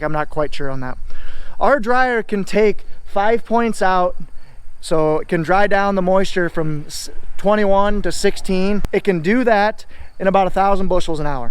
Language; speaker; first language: English; native; English